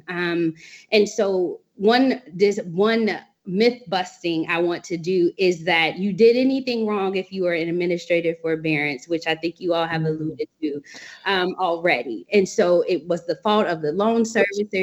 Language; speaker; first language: English; native; English